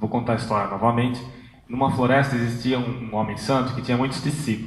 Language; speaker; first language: Portuguese; native; Portuguese